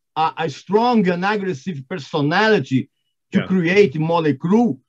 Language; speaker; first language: English; non-native, fluent; Portuguese